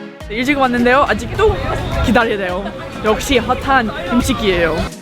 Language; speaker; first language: Korean; non-native, fluent; English